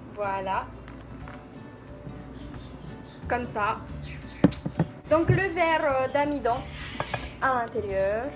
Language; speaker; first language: French; native; French